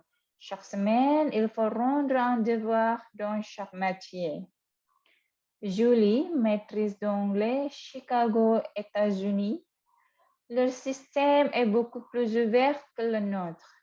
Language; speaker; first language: French; non-native, fluent; Indonesian